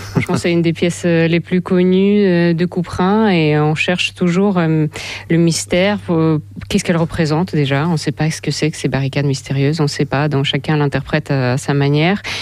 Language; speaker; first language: French; non-native, fluent; Russian